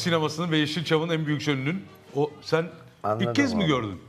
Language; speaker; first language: Turkish; native; Turkish